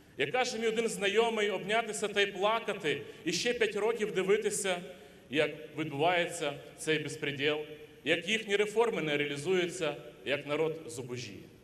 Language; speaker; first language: Ukrainian; native; Ukrainian